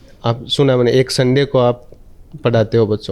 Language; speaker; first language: Hindi; native; Hindi